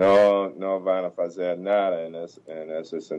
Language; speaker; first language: Portuguese; non-native, fluent; English